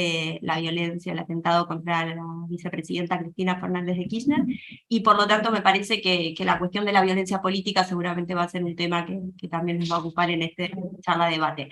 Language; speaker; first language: Spanish; native; Spanish